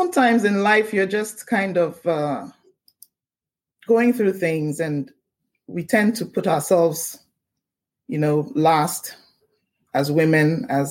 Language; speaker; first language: English; non-native, local second language; Ewe